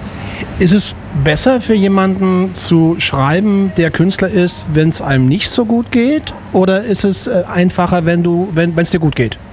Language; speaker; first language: German; native; German